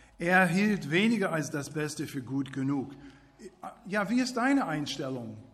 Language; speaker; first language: German; non-native, fluent; English